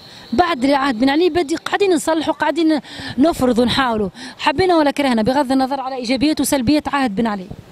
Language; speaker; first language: Arabic; native; Arabic